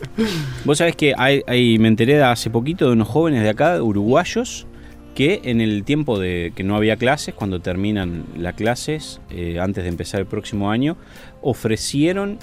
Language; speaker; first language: Spanish; native; Spanish